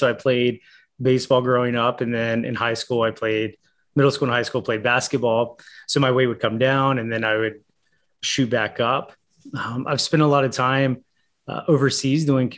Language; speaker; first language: English; native; English